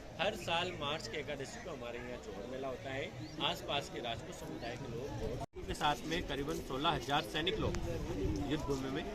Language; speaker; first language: Hindi; native; Hindi